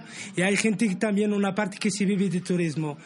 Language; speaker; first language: Spanish; non-native, learner; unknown